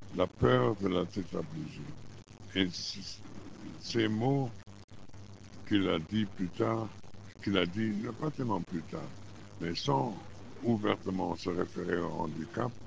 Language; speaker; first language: French; non-native, fluent; German